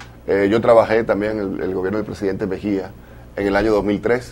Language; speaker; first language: Spanish; native; Spanish